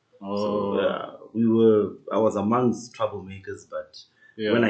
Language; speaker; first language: English; non-native, local second language; Northern Sotho